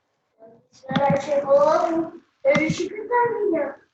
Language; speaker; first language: Russian; early bilingual, heritage; Russian